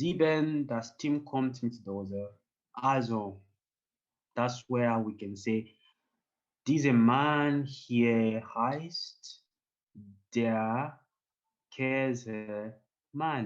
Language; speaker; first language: German; non-native, learner; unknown